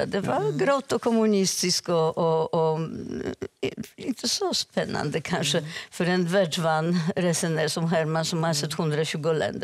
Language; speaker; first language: Swedish; non-native, fluent; Polish